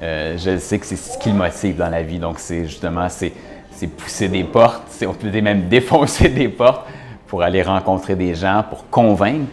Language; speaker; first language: French; native; French